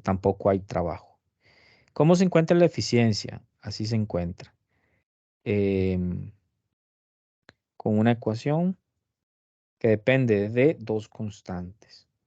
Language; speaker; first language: Spanish; native; Spanish